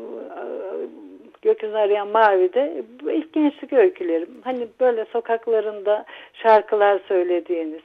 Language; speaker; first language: Turkish; native; Turkish